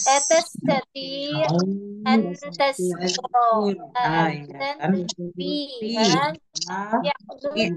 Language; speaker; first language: Arabic; non-native, learner; Indonesian